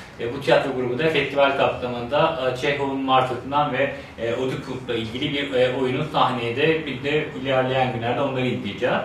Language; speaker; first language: Turkish; native; Turkish